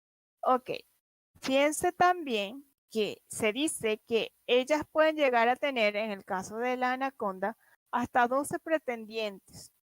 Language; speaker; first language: Spanish; native; Spanish